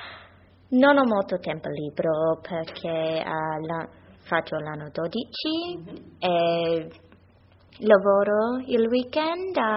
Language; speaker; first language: Italian; non-native, learner; English